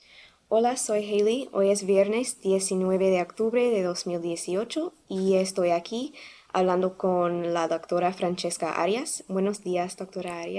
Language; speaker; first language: Spanish; non-native, learner; English